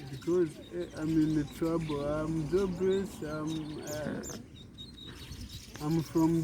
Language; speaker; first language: English; non-native, learner; Kinyarwanda